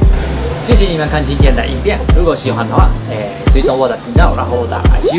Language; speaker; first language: Chinese; non-native, learner; Japanese